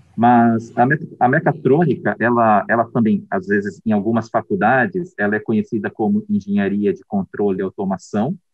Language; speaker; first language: Portuguese; native; Portuguese